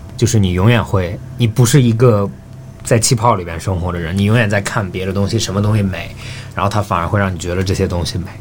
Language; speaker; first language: Chinese; early bilingual, heritage; Chinese